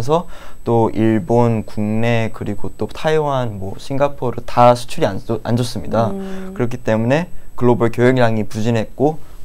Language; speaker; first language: Korean; native; Korean